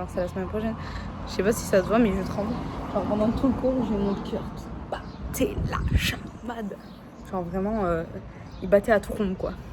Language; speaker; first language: French; native; French